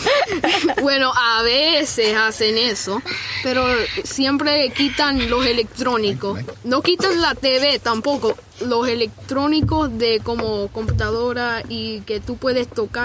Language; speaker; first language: Spanish; early bilingual, other home language; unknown